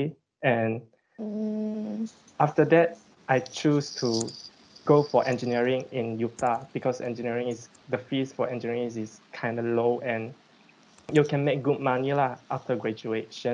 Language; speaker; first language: English; non-native, local second language; Chinese